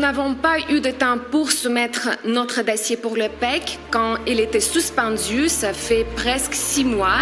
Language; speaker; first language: French; non-native, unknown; Ukrainian